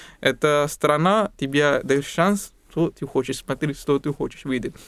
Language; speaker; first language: Russian; non-native, fluent; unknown